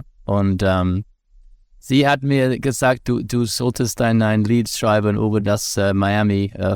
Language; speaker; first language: German; non-native, fluent; English